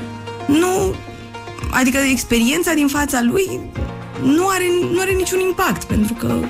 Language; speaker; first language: Romanian; native; Romanian